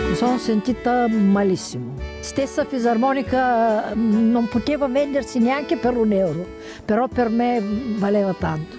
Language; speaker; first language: Italian; non-native, fluent; Bulgarian